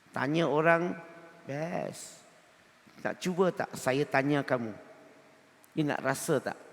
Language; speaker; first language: Malay; non-native, local second language; Chinese